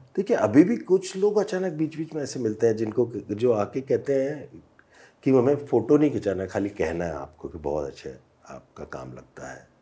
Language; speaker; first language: Hindi; native; Hindi